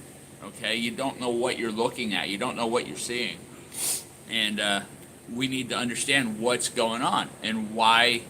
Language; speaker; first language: English; native; English